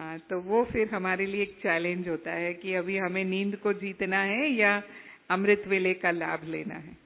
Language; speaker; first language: Hindi; native; Hindi